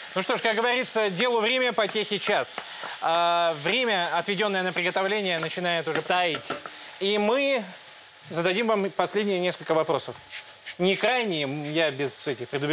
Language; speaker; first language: Russian; native; Russian